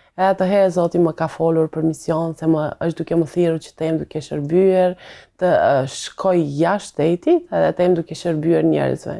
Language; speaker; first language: Albanian; non-native, fluent; Romanian